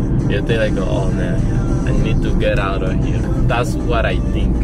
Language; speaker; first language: English; non-native, learner; Spanish